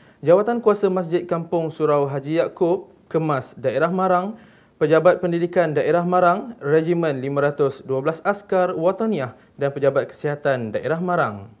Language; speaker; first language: Malay; native; Malay